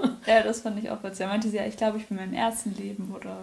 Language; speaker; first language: German; native; German